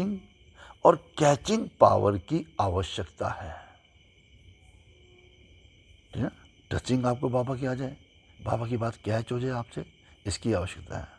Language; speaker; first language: Hindi; native; Hindi